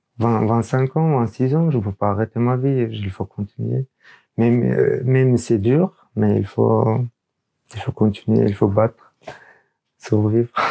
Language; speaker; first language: French; non-native, learner; Urdu